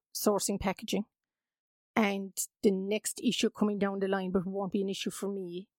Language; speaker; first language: English; native; English